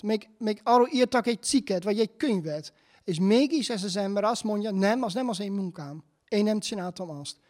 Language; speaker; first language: Hungarian; non-native, fluent; Dutch